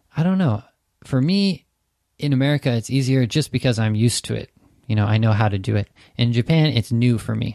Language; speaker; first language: English; native; English